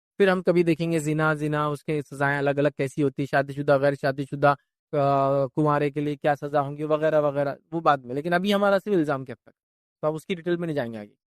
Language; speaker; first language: Urdu; native; Urdu